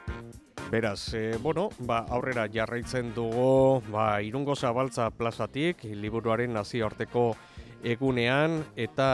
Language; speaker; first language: Basque; native; Basque